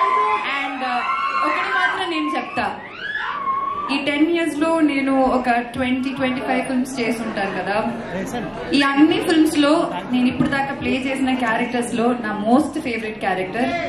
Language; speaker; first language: Telugu; non-native, fluent; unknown